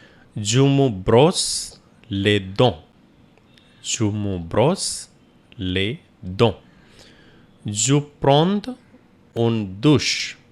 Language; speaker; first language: French; non-native, fluent; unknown